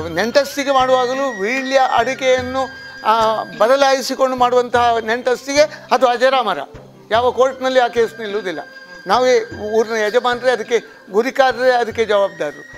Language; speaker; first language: Kannada; non-native, local second language; Tulu